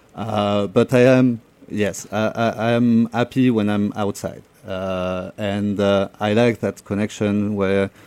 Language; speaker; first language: English; non-native, fluent; French